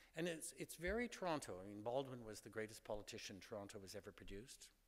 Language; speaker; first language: English; native; English